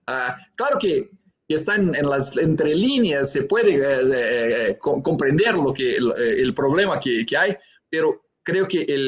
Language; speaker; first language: Spanish; non-native, fluent; Portuguese